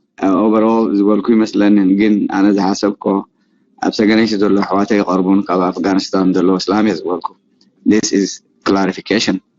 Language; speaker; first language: Tigrinya; non-native, local second language; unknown